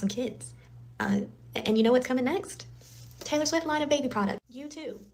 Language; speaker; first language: English; native; English